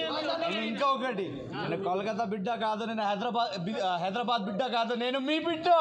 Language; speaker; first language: Telugu; non-native, learner; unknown